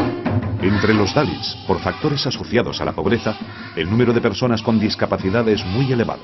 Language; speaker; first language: Spanish; native; Spanish